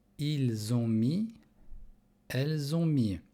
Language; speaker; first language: French; non-native, fluent; Russian